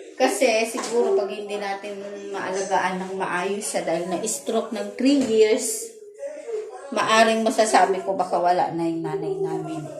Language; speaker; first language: Filipino; native; Filipino